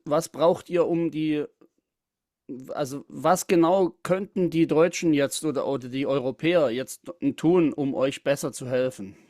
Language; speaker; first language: German; native; German